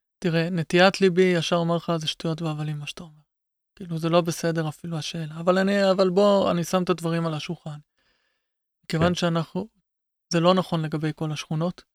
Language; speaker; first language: Hebrew; native; Hebrew